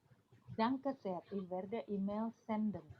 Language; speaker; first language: German; non-native, learner; Indonesian